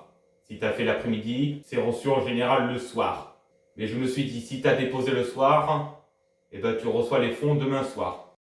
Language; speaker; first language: French; native; French